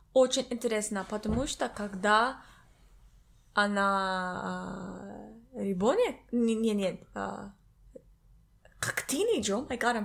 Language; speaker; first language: Russian; non-native, learner; English